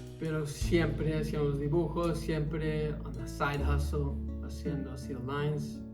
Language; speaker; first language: Spanish; early bilingual, heritage; Spanish